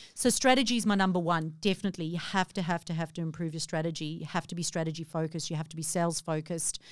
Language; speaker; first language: English; native; English